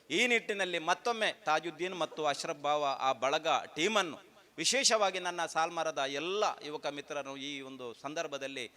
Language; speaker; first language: Kannada; native; Kannada